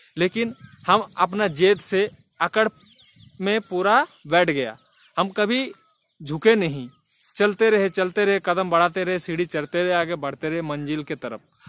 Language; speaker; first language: Hindi; non-native, local second language; Bangla